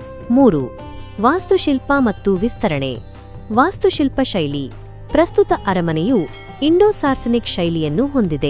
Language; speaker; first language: Kannada; native; Kannada